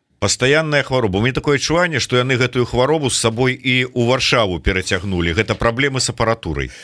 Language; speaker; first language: Belarusian; native; Belarusian